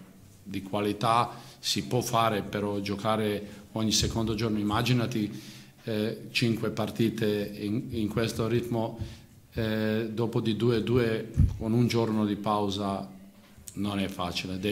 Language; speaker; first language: Italian; non-native, fluent; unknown